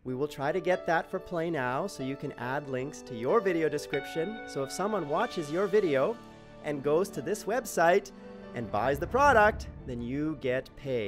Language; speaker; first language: English; native; English